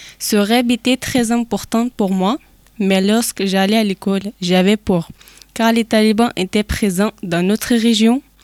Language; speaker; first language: French; non-native, learner; Persian